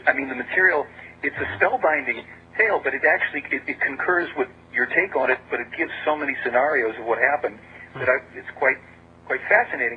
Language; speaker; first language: English; native; English